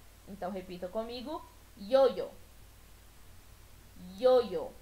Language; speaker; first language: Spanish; non-native, fluent; Portuguese